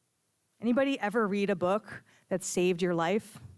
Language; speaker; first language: English; native; English